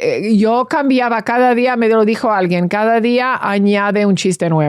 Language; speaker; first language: Spanish; early bilingual, heritage; English